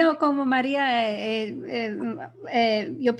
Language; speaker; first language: Spanish; early bilingual, other home language; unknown